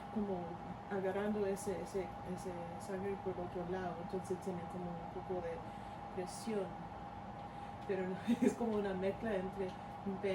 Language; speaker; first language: Spanish; early bilingual, heritage; Spanish